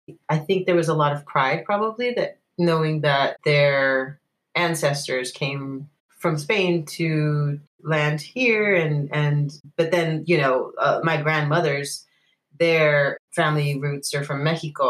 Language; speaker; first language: English; native; English